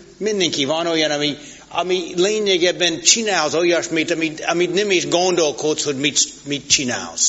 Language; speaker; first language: Hungarian; non-native, fluent; English